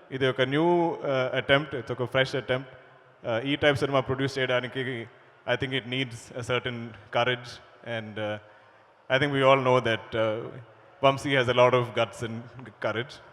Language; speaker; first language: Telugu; non-native, learner; Malayalam